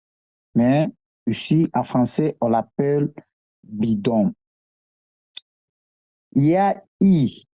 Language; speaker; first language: French; non-native, local second language; Swahili